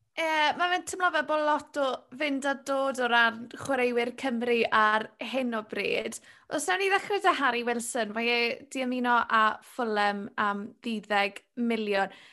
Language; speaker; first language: Welsh; native; Welsh